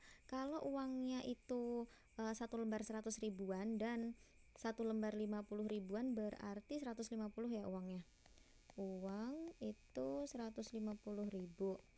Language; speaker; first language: Indonesian; native; Indonesian